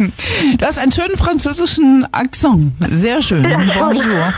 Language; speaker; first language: German; native; German